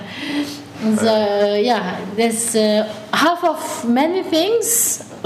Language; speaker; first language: English; early bilingual, other home language; Tibetan